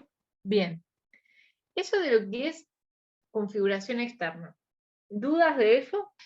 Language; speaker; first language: Spanish; native; Spanish